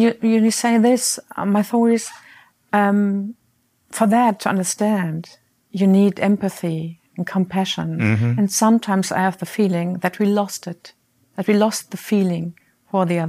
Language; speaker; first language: English; non-native, fluent; German